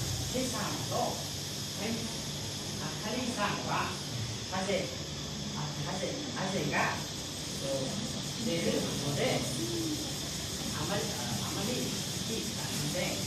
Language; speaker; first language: Japanese; non-native, learner; Lao